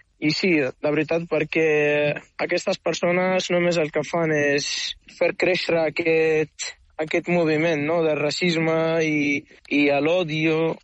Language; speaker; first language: Catalan; non-native, fluent; Arabic